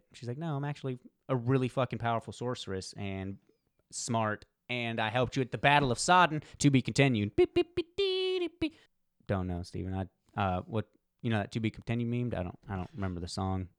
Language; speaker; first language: English; early bilingual, other home language; Polish